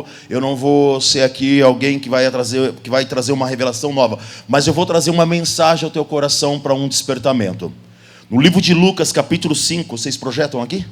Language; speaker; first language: Portuguese; native; Portuguese